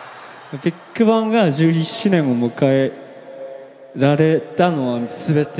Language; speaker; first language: Japanese; non-native, learner; Korean